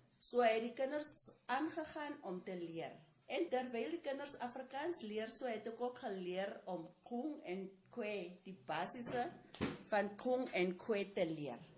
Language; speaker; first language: Afrikaans; non-native, local second language; Tswana